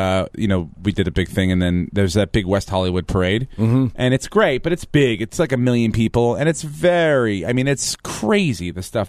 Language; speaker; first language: English; native; English